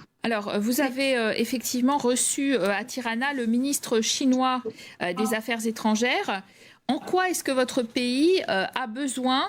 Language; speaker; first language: French; native; French